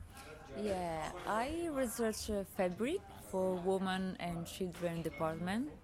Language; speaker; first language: English; non-native, learner; Italian